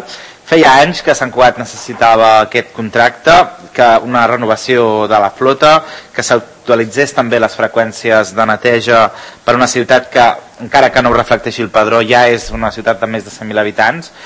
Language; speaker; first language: Catalan; native; Catalan